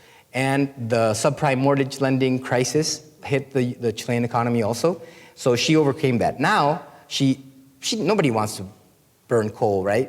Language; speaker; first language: English; non-native, fluent; Spanish